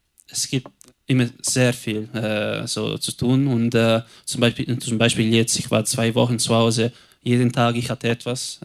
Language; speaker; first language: German; non-native, local second language; Italian